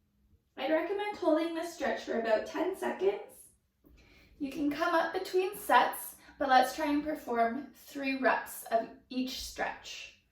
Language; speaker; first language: English; native; English